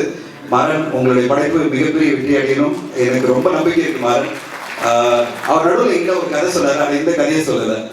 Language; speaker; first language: Tamil; native; Tamil